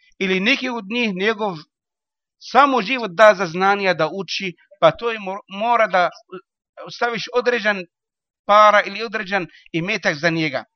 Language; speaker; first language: Bosnian; non-native, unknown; Arabic